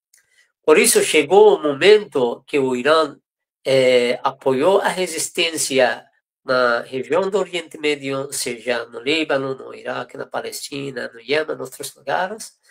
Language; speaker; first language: Portuguese; non-native, fluent; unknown